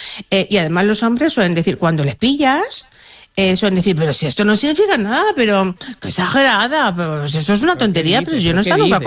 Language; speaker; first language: Spanish; native; Spanish